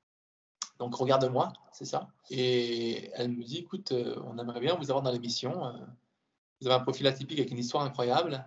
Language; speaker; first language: French; native; French